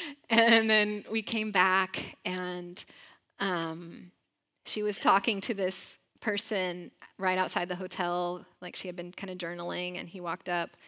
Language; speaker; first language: English; native; English